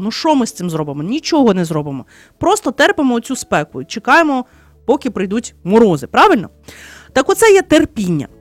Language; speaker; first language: Ukrainian; native; Ukrainian